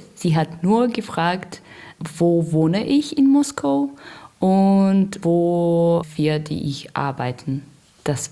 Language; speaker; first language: German; non-native, fluent; Russian